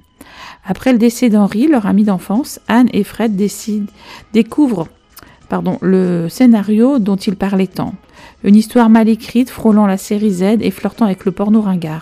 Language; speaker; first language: French; native; French